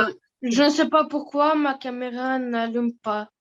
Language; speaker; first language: French; non-native, learner; Russian